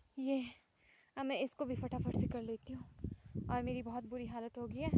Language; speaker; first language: Hindi; native; Hindi